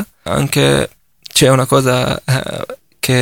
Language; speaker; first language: Italian; non-native, fluent; Arabic